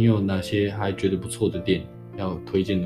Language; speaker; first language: Chinese; native; Chinese